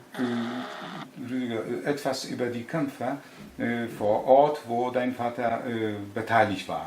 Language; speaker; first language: German; non-native, learner; Polish